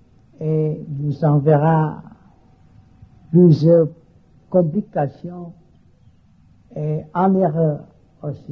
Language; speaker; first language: French; non-native, learner; Vietnamese